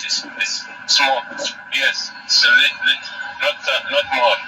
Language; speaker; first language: English; non-native, learner; Arabic